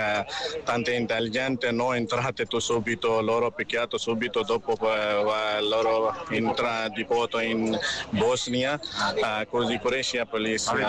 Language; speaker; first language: Italian; non-native, learner; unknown